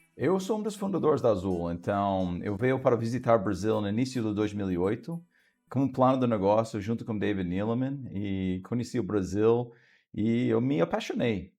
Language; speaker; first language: Portuguese; non-native, fluent; English